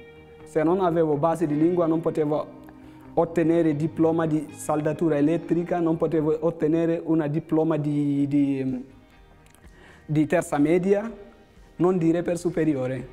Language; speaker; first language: Italian; non-native, learner; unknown